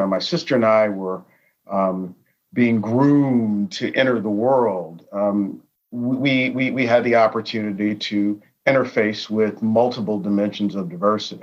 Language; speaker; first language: English; native; English